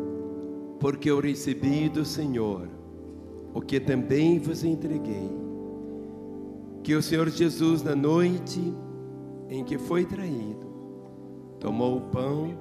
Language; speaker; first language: Portuguese; native; Portuguese